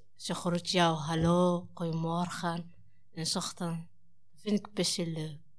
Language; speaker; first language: Dutch; non-native, learner; Somali